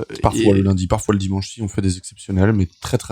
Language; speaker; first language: French; native; French